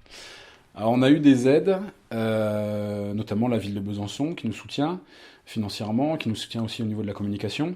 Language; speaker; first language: French; native; French